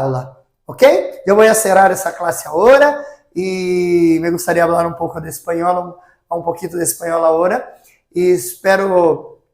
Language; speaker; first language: Spanish; non-native, fluent; Portuguese